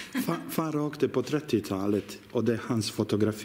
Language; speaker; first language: Swedish; non-native, learner; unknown